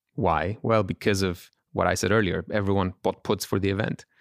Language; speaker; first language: English; non-native, fluent; Greek